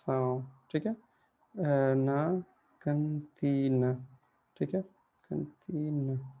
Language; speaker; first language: Portuguese; non-native, fluent; Hindi